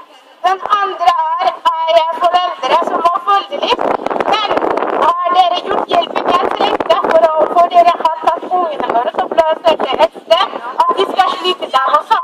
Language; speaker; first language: Norwegian; non-native, learner; Somali